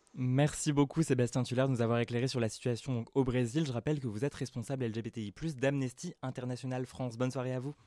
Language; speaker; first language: French; native; French